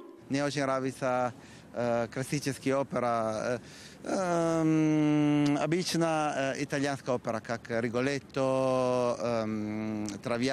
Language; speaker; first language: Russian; non-native, learner; Italian